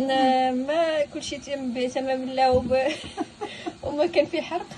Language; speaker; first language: Arabic; native; Arabic